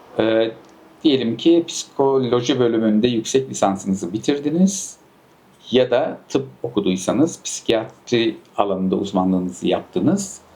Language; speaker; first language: Turkish; early bilingual, heritage; Turkish